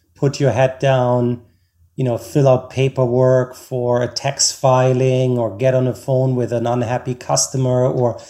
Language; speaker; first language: English; non-native, fluent; German